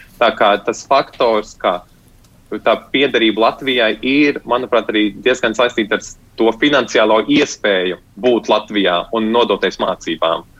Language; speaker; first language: Latvian; native; Latvian